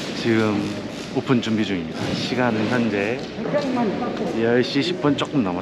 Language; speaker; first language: Korean; native; Korean